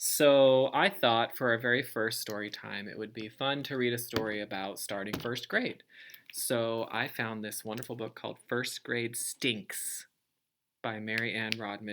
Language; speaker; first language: English; native; English